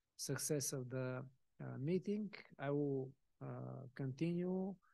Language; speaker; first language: English; non-native, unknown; Bulgarian